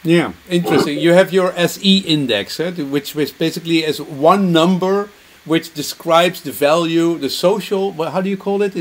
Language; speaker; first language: English; non-native, fluent; Dutch